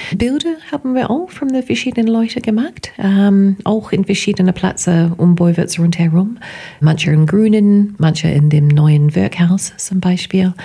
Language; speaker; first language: German; non-native, fluent; English